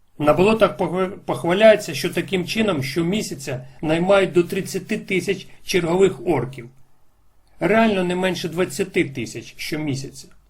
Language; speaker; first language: Ukrainian; non-native, local second language; Russian